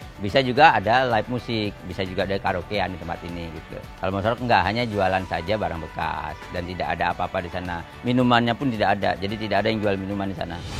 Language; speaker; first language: Indonesian; native; Indonesian